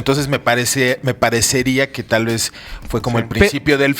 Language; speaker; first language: Spanish; native; Spanish